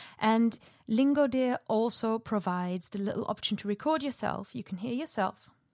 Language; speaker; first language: English; non-native, fluent; German